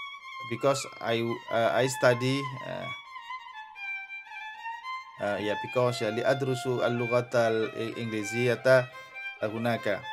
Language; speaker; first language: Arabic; non-native, fluent; Indonesian